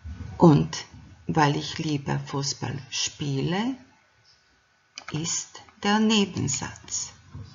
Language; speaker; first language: German; non-native, fluent; Croatian